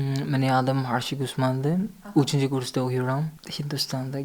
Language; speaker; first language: Azerbaijani; non-native, learner; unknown